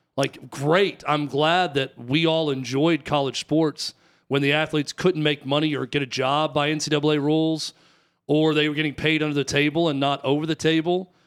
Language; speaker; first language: English; native; English